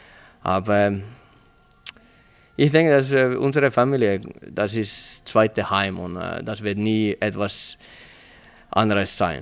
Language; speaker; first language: German; non-native, learner; Finnish